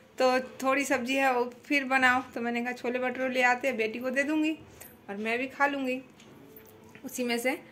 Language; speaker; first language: Hindi; non-native, local second language; Bangla